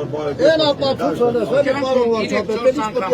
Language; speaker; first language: Armenian; native; Armenian